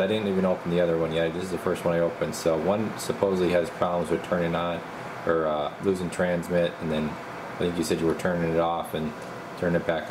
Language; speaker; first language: English; native; English